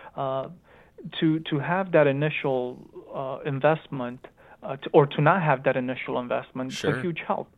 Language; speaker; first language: English; early bilingual, other home language; Romanian